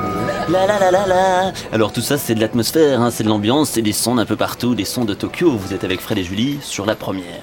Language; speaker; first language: French; native; French